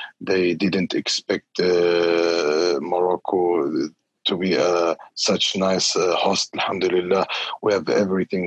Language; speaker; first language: English; non-native, fluent; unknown